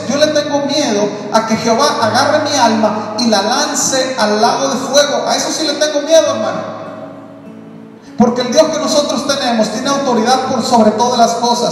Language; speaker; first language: Spanish; native; Spanish